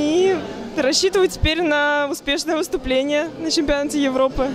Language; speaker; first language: Russian; native; Russian